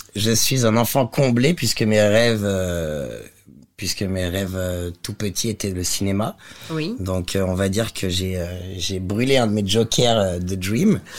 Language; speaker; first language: French; native; French